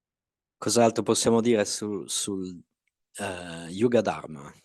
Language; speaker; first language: Italian; native; Italian